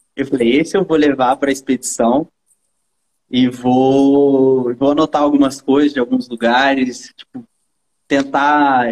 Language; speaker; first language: Portuguese; native; Portuguese